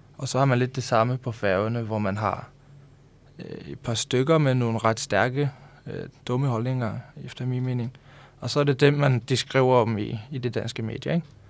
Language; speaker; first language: Danish; non-native, local second language; Faroese